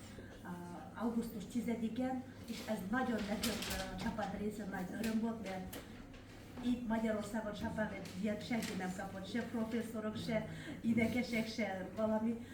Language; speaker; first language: Hungarian; non-native, learner; Kazakh